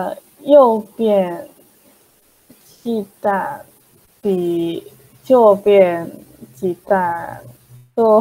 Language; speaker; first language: Chinese; non-native, learner; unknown